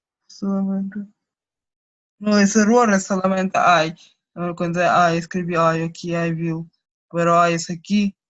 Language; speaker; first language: Spanish; non-native, learner; Russian